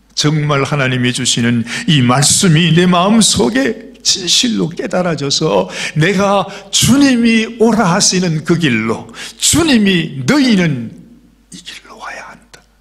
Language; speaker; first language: Korean; native; Korean